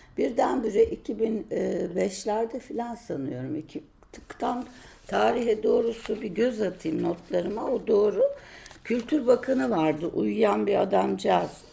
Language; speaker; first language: Turkish; native; Turkish